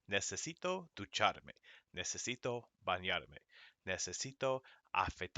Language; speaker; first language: Spanish; non-native, fluent; English